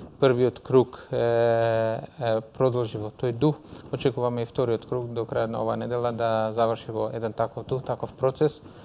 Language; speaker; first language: Macedonian; non-native, local second language; Albanian